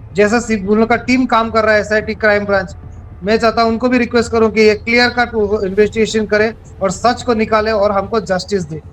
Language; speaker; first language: Hindi; non-native, local second language; Garo